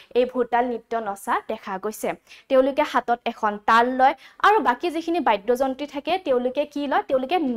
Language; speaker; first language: Assamese; native; Assamese